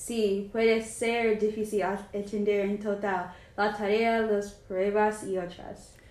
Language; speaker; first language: Spanish; non-native, learner; English